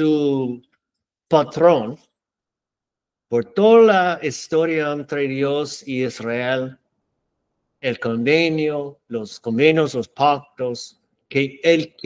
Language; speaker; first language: Spanish; non-native, learner; English